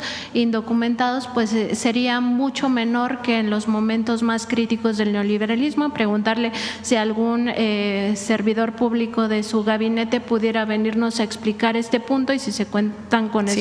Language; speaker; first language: Spanish; native; Spanish